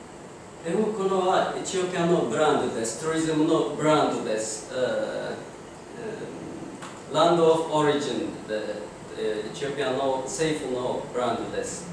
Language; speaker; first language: Japanese; non-native, learner; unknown